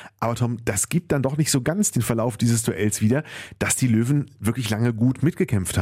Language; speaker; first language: German; native; German